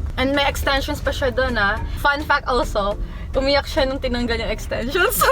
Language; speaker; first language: Filipino; non-native, local second language; Cebuano